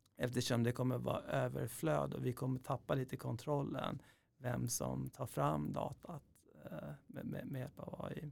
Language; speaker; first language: Swedish; early bilingual, other home language; Persian